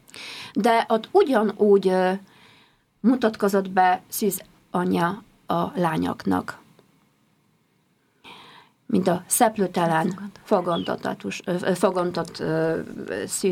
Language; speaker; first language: Hungarian; non-native, fluent; Polish